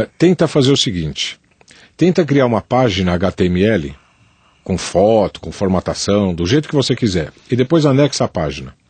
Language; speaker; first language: Portuguese; native; Portuguese